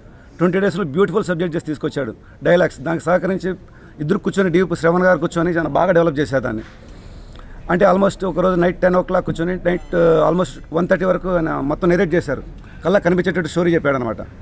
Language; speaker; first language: Telugu; native; Telugu